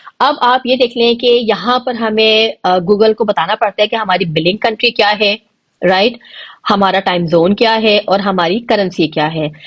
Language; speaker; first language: Urdu; native; Urdu